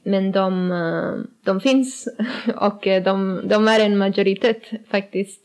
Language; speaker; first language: Swedish; non-native, learner; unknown